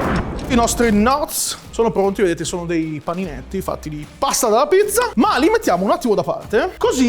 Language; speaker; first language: Italian; native; Italian